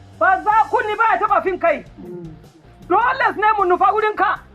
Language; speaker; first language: Hausa; non-native, local second language; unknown